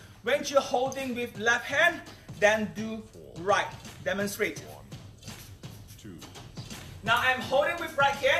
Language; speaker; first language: English; non-native, local second language; Chinese